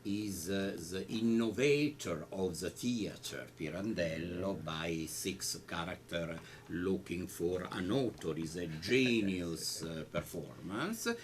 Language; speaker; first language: English; non-native, learner; Italian